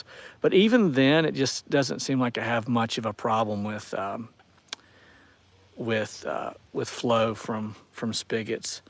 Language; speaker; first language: English; native; English